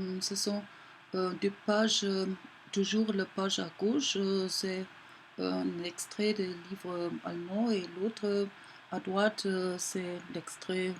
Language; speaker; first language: French; non-native, fluent; German